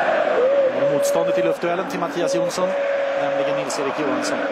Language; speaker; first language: Swedish; native; Swedish